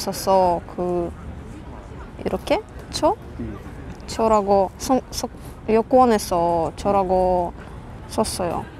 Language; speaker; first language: Korean; non-native, learner; Russian